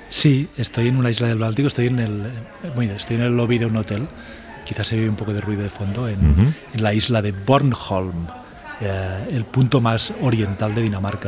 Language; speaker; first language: Spanish; native; Spanish